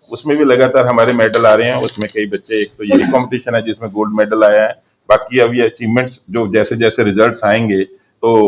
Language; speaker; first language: Hindi; non-native, local second language; Punjabi